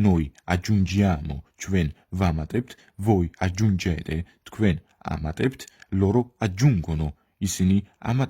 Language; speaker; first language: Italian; non-native, fluent; Georgian